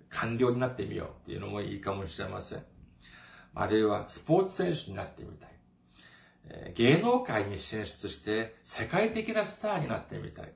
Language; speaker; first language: Japanese; non-native, fluent; Korean